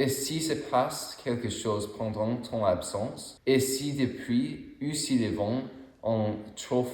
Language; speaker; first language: French; non-native, learner; English